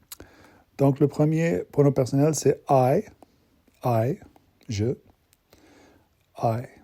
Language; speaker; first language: French; non-native, fluent; English